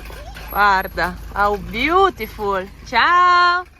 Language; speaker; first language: English; non-native, fluent; Italian